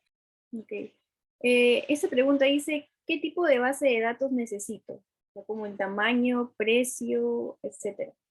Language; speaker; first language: Spanish; native; Spanish